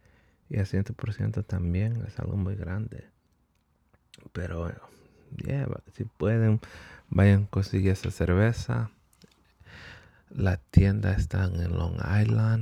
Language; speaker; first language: Spanish; early bilingual, heritage; Spanish